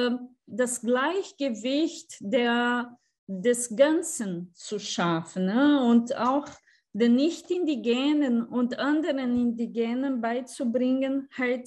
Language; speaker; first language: German; non-native, fluent; Portuguese